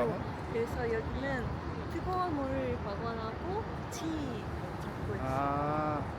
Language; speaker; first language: Korean; non-native, learner; Russian